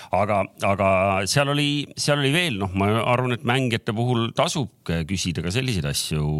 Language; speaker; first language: Estonian; native; Estonian